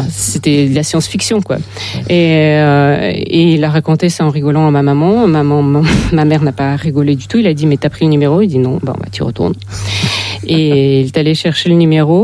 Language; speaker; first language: French; non-native, fluent; Russian